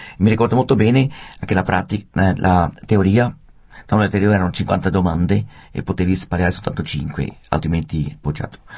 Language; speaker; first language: Italian; non-native, fluent; Swiss German